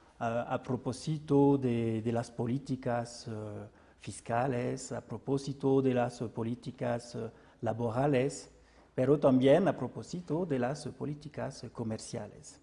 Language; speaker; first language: Spanish; non-native, fluent; French